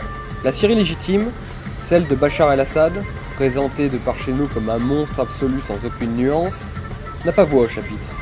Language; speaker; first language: French; native; French